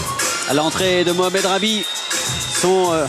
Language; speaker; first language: French; native; French